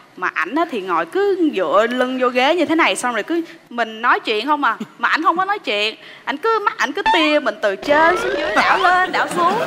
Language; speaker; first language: Vietnamese; native; Vietnamese